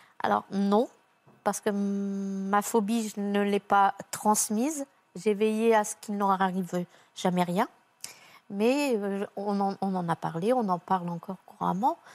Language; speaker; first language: French; native; French